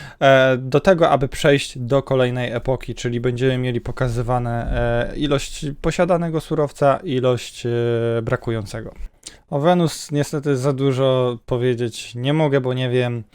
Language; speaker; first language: Polish; native; Polish